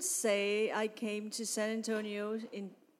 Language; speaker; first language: English; non-native, fluent; Burmese